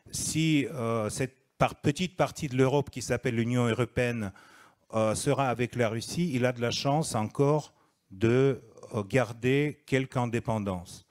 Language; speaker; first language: French; non-native, fluent; Russian